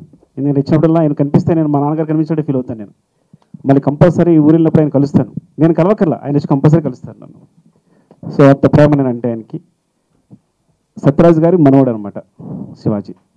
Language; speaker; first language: Telugu; native; Telugu